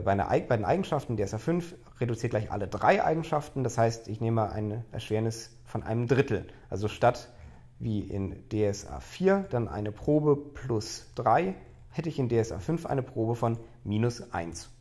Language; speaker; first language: German; native; German